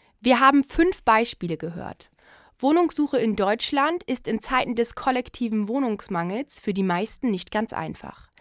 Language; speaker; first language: German; native; German